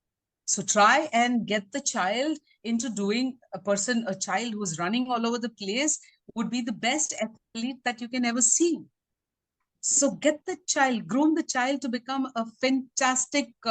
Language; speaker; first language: English; non-native, local second language; Tamil